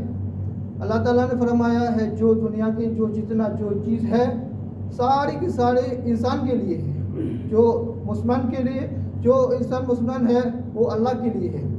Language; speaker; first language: Hindi; non-native, fluent; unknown